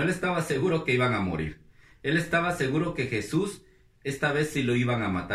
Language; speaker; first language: Spanish; native; Spanish